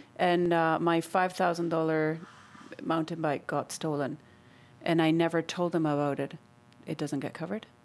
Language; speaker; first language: English; non-native, fluent; Spanish